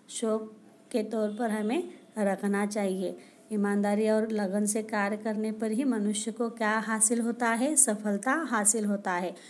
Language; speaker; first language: Hindi; non-native, local second language; Marathi